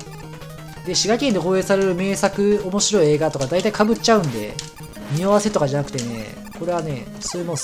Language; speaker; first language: Japanese; native; Japanese